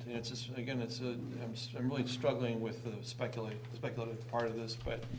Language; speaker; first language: English; native; English